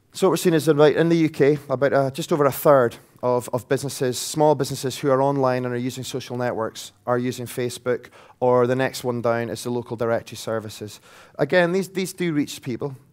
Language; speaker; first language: English; native; English